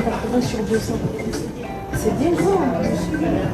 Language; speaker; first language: French; native; French